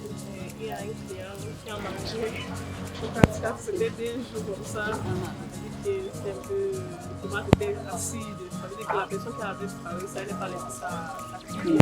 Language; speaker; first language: French; non-native, local second language; English